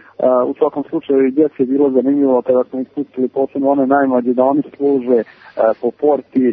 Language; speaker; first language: Serbian; native; Serbian